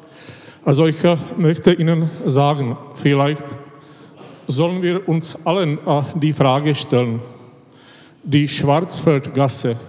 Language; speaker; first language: German; non-native, fluent; Czech